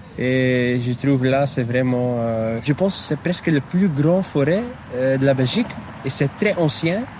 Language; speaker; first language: French; non-native, local second language; Dutch